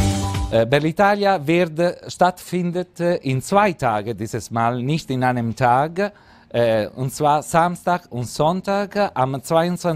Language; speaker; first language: German; non-native, learner; Italian